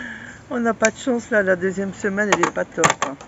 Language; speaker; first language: French; native; French